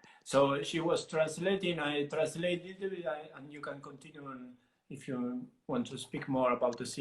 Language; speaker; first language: English; non-native, learner; Italian